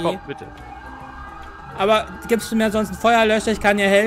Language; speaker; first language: German; native; German